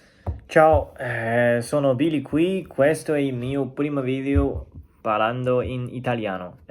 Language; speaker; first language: Italian; non-native, learner; Chinese